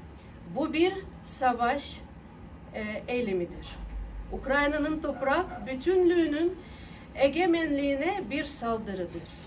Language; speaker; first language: Turkish; non-native, learner; Ukrainian